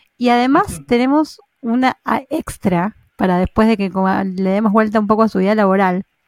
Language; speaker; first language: Spanish; native; Spanish